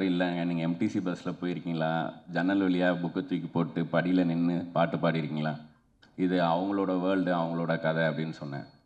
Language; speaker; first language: Tamil; native; Tamil